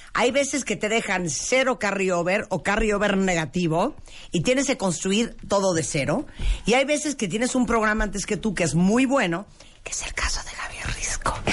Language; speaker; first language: Spanish; native; Spanish